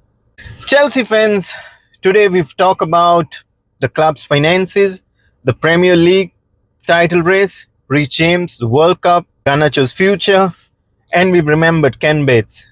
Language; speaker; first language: English; non-native, local second language; Konkani